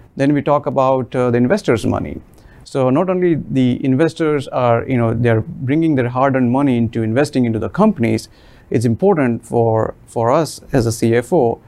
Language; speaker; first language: English; non-native, local second language; Gujarati